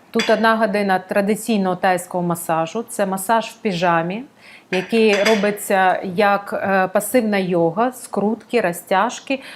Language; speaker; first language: Ukrainian; non-native, local second language; Russian